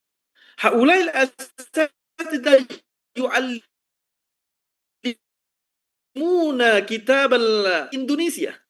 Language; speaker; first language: Arabic; non-native, fluent; Indonesian